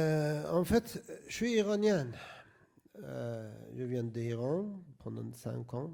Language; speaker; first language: French; non-native, learner; Persian